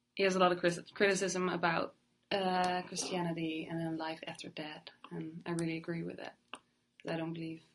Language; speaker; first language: English; non-native, fluent; Dutch